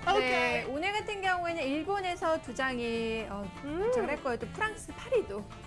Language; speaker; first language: Korean; native; Korean